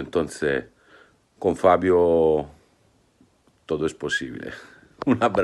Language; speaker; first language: Spanish; non-native, fluent; Italian